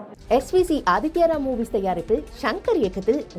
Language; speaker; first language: Tamil; native; Tamil